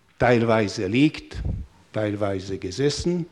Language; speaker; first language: German; non-native, fluent; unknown